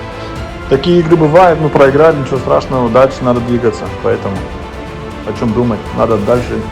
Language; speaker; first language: Russian; early bilingual, heritage; German